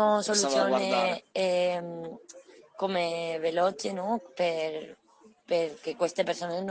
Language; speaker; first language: Italian; non-native, learner; Spanish